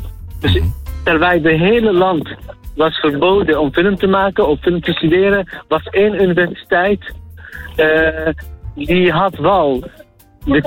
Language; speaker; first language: Dutch; non-native, fluent; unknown